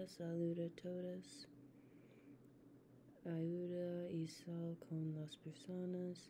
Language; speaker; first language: Spanish; non-native, learner; English